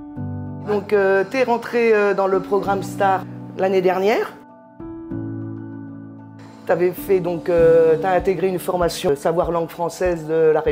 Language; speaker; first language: French; native; French